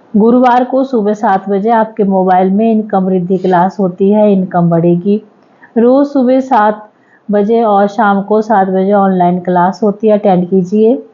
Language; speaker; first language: Hindi; native; Hindi